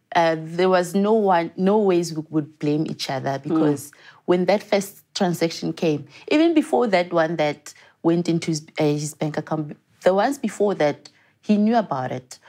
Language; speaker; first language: English; non-native, local second language; Southern Sotho